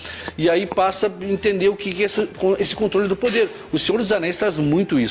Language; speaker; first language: Portuguese; native; Portuguese